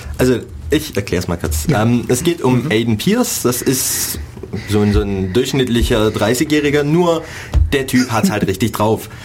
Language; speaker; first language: German; native; German